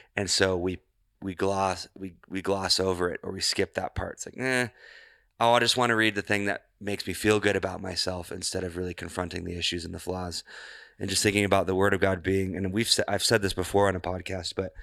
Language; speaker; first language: English; native; English